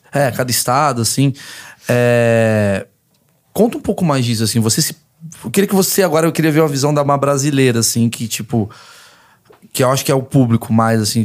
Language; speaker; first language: Portuguese; native; Portuguese